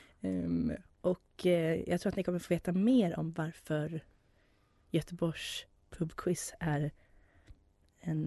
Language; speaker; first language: Swedish; native; Swedish